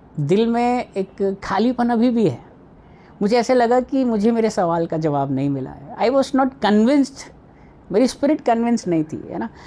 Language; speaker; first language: Hindi; native; Hindi